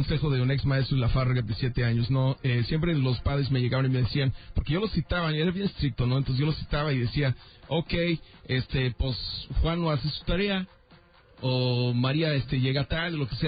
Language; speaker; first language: Spanish; native; Spanish